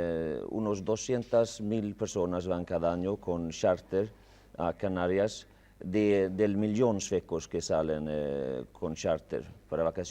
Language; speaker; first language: Spanish; non-native, fluent; Swedish